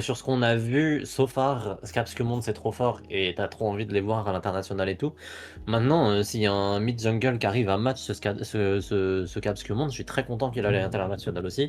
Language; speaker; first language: French; native; French